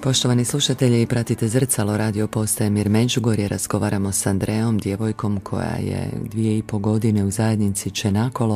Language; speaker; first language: Croatian; native; Croatian